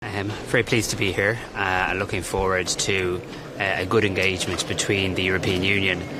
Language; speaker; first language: English; native; English